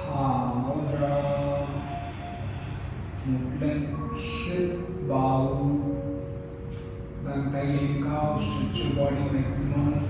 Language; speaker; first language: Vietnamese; non-native, learner; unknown